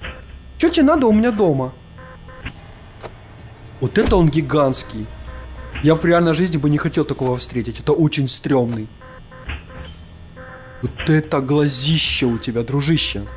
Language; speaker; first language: Russian; native; Russian